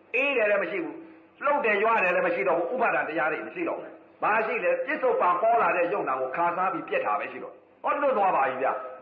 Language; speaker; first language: Burmese; native; Burmese